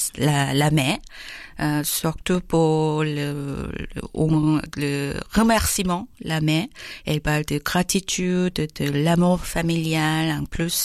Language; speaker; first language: French; non-native, fluent; Korean